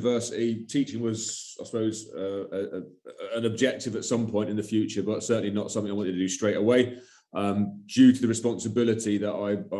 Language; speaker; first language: English; native; English